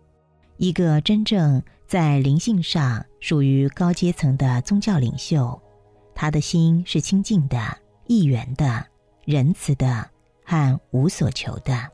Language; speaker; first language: Chinese; native; Chinese